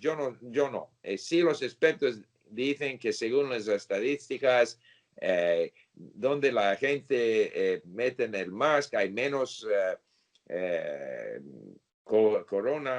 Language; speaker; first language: Spanish; non-native, fluent; English